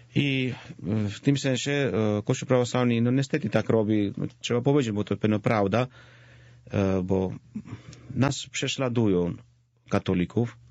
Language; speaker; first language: Polish; non-native, fluent; Georgian